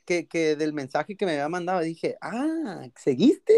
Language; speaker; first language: Spanish; early bilingual, heritage; Spanish